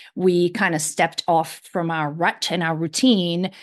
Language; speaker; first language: English; non-native, fluent; Portuguese